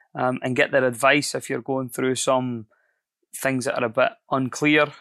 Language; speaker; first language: English; native; English